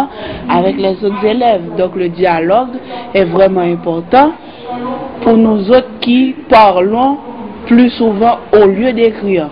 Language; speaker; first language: French; non-native, local second language; Haitian Creole